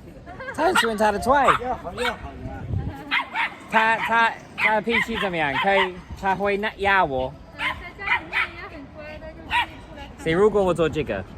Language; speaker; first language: Chinese; non-native, learner; English